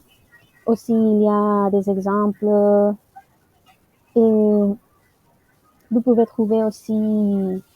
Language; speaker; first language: French; non-native, learner; Spanish